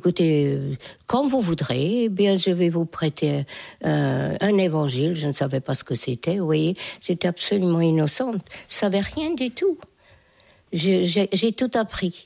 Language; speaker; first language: French; non-native, fluent; Hungarian